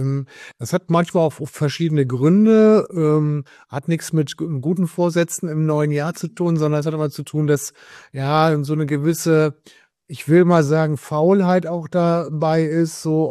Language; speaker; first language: German; native; German